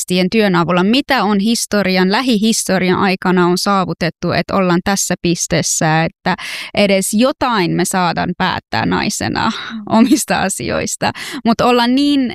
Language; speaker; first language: Finnish; non-native, fluent; Persian